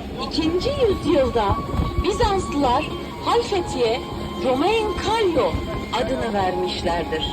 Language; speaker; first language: Turkish; non-native, fluent; Uzbek